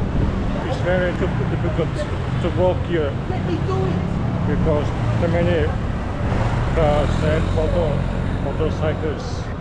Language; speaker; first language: English; non-native, learner; Turkish